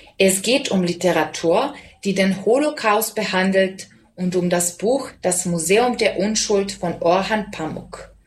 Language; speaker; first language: German; non-native, fluent; Serbian